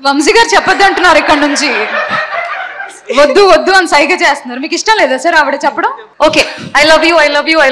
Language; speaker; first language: Telugu; native; Telugu